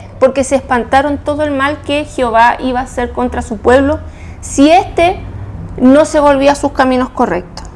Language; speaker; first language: Spanish; native; Spanish